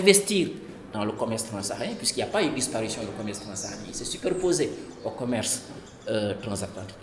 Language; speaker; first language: French; non-native, local second language; Fula